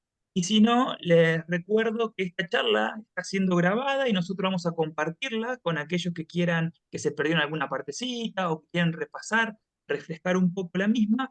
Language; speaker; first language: Spanish; native; Spanish